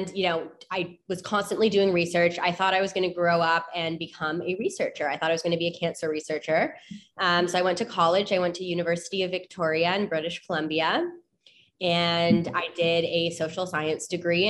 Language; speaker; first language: English; native; English